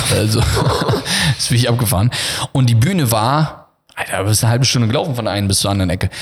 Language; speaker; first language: German; native; German